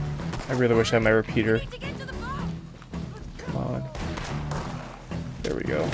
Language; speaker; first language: English; native; English